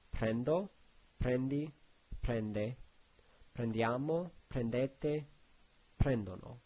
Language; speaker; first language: Italian; non-native, learner; English